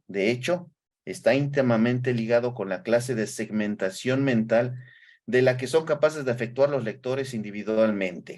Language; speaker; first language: Spanish; native; Spanish